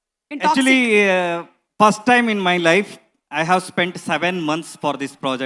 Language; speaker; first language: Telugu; non-native, learner; Kannada